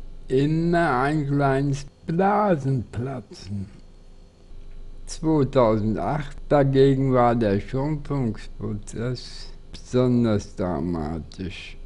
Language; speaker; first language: German; native; German